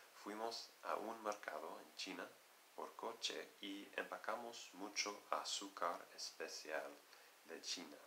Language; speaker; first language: Spanish; non-native, learner; English